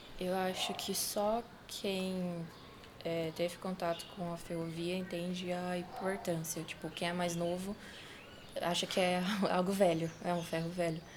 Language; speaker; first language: Portuguese; native; Portuguese